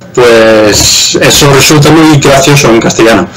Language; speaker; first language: Spanish; non-native, fluent; Dutch